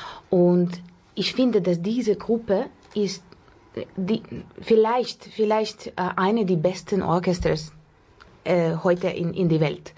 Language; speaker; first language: German; non-native, learner; Russian